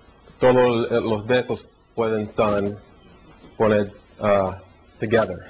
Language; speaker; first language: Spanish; early bilingual, heritage; Spanish